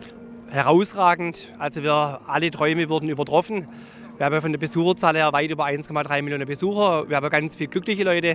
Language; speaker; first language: German; native; German